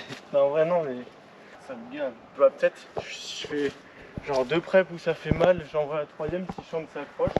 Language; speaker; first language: French; native; French